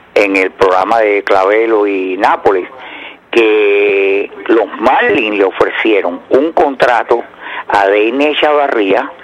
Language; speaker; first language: Spanish; native; Spanish